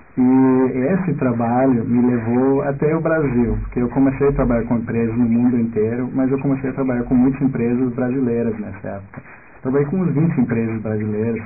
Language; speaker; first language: Portuguese; non-native, fluent; English